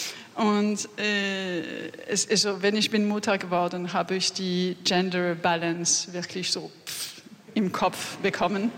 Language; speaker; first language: German; non-native, learner; French